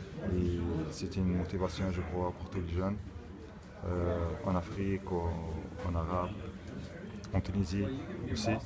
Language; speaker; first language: French; non-native, local second language; Arabic